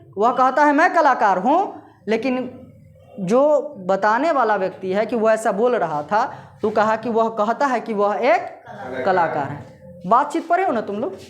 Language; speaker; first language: Hindi; native; Hindi